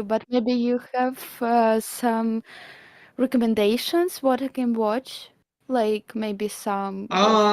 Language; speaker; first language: English; non-native, fluent; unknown